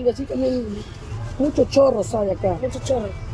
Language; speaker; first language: Spanish; native; Spanish